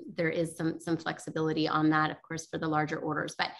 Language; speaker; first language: English; native; English